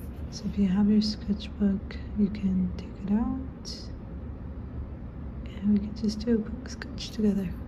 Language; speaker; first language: English; early bilingual, other home language; Spanish